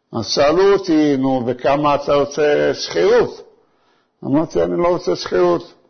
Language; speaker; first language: Hebrew; non-native, fluent; Arabic